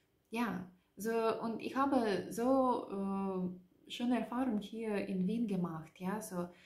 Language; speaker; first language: German; non-native, learner; Russian